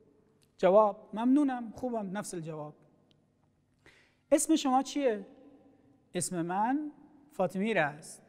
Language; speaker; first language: Persian; non-native, fluent; Arabic